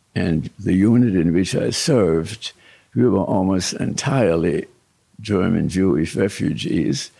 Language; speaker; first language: English; early bilingual, other home language; German